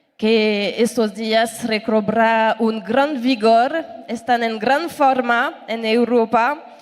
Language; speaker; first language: Spanish; non-native, learner; French